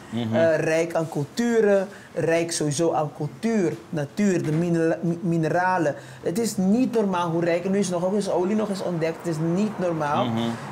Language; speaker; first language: Dutch; early bilingual, other home language; Papiamento